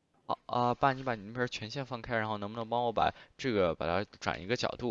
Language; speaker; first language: Chinese; early bilingual, heritage; Chinese